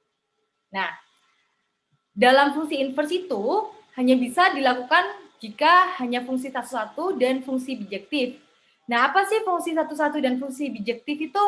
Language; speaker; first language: Indonesian; native; Indonesian